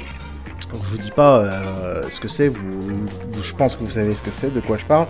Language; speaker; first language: French; native; French